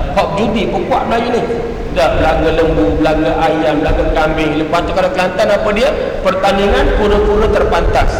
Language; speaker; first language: Malay; native; Malay